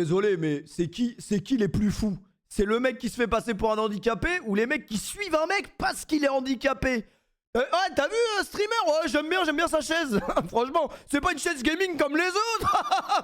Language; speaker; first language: French; native; French